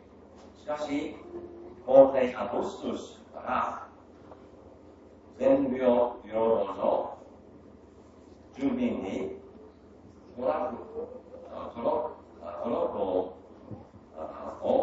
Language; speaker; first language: Japanese; non-native, fluent; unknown